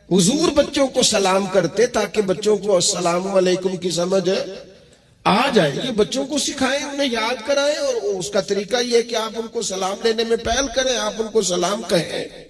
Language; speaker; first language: Urdu; non-native, local second language; Punjabi